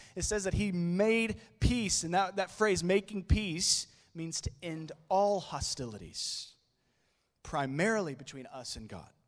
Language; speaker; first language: English; native; English